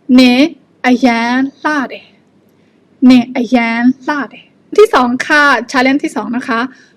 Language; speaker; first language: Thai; non-native, fluent; Burmese